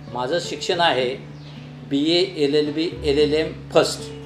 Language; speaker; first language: Marathi; native; Marathi